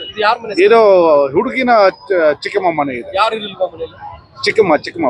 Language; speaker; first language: Kannada; non-native, local second language; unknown